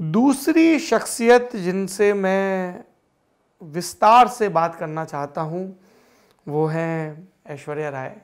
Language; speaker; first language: Hindi; native; Hindi